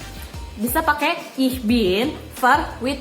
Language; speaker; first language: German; non-native, learner; Indonesian